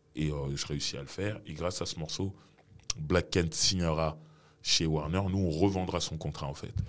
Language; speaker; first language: French; native; French